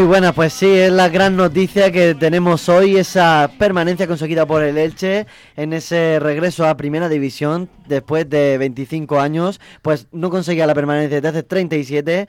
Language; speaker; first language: Spanish; native; Spanish